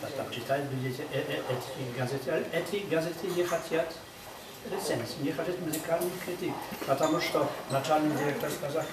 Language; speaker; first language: Russian; non-native, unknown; Polish